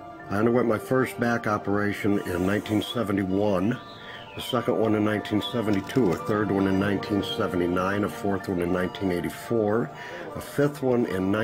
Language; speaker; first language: English; native; English